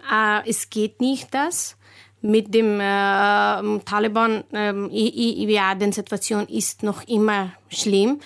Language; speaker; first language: German; non-native, learner; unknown